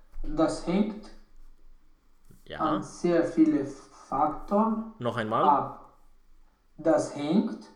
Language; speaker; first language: German; non-native, learner; Romanian